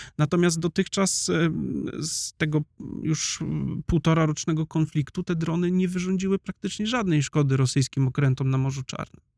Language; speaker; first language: Polish; native; Polish